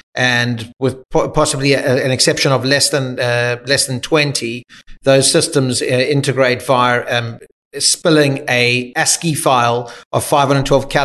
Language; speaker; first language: English; native; English